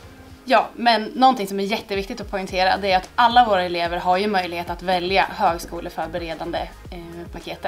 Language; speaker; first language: Swedish; native; Swedish